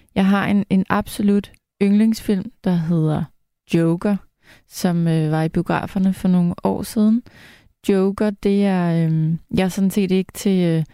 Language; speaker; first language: Danish; native; Danish